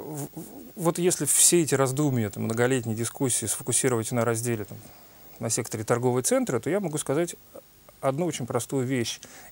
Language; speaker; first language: Russian; native; Russian